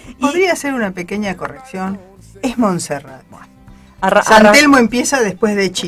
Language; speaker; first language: Spanish; native; Spanish